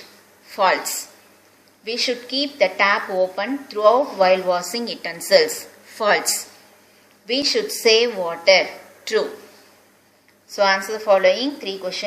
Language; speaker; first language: English; non-native, local second language; Tamil